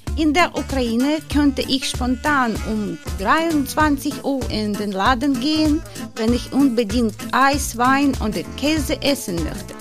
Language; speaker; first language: German; non-native, fluent; Ukrainian